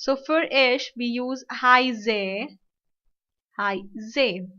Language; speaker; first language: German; non-native, learner; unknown